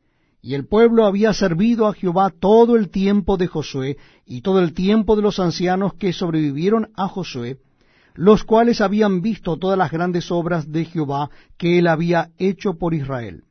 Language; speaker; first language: Spanish; native; Spanish